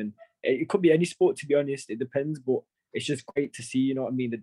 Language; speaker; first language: English; native; English